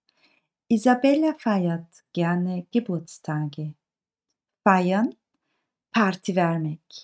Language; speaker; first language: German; non-native, fluent; Turkish